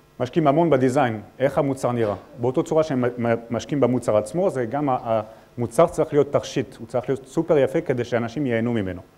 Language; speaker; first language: Hebrew; non-native, fluent; French